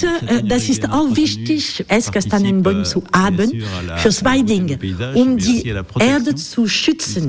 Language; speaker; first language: German; non-native, learner; French